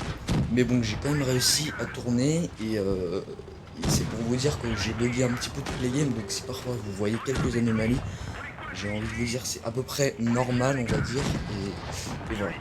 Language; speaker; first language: French; native; French